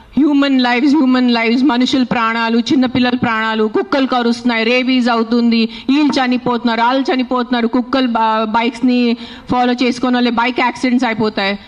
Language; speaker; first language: Telugu; non-native, fluent; Marathi